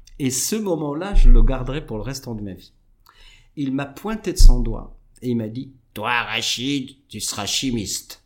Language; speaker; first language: French; non-native, local second language; Arabic